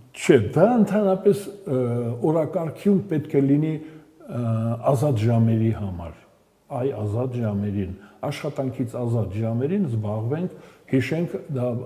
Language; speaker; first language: Armenian; native; Armenian